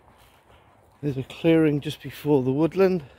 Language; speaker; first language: English; native; English